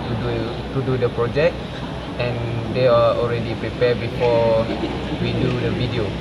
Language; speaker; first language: English; non-native, local second language; Malay